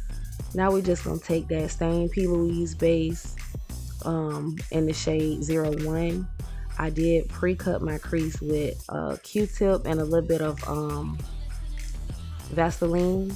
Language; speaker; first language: English; native; English